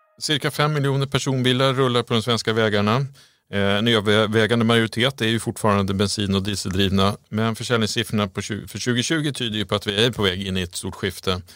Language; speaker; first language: Swedish; native; Swedish